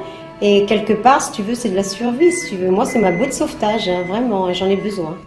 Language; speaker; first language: French; native; French